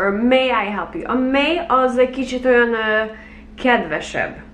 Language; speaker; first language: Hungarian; early bilingual, heritage; Hungarian